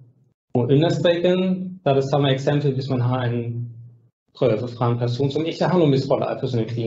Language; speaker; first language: Norwegian; non-native, fluent; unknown